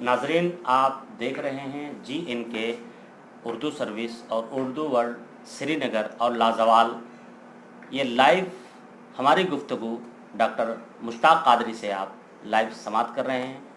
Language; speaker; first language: Urdu; native; Urdu